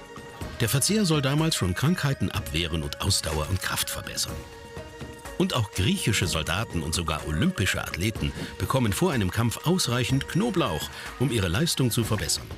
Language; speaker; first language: German; native; German